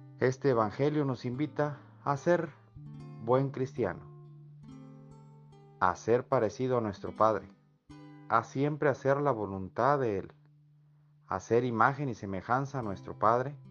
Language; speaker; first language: Spanish; native; Spanish